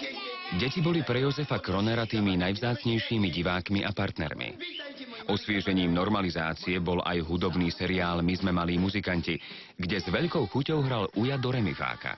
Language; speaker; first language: Slovak; native; Slovak